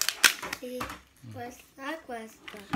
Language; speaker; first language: Italian; early bilingual, other home language; Filipino